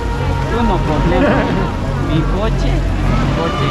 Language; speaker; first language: Spanish; non-native, learner; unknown